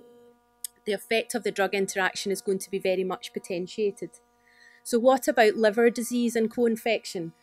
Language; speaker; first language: English; native; English